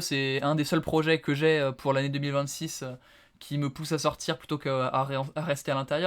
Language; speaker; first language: French; native; French